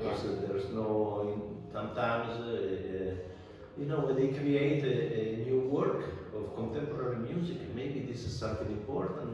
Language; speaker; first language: English; non-native, fluent; Italian